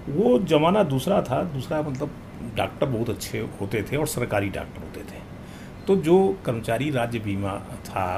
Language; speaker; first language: Hindi; native; Hindi